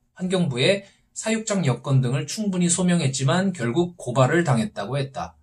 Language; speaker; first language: Korean; native; Korean